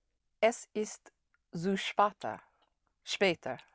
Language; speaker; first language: German; non-native, learner; English